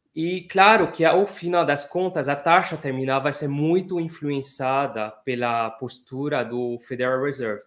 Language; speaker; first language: Portuguese; non-native, fluent; French